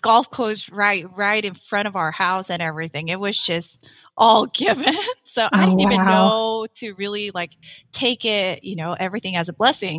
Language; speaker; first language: English; non-native, fluent; Korean